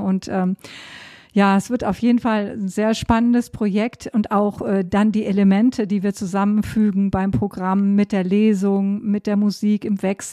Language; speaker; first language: German; native; German